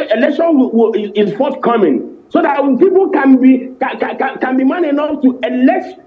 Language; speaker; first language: English; non-native, local second language; Igbo